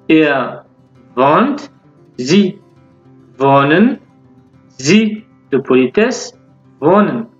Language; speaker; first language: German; non-native, fluent; French